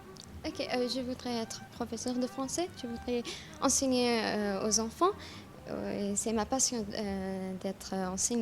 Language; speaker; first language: French; non-native, learner; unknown